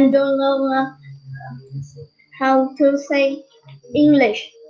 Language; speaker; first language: English; non-native, learner; Vietnamese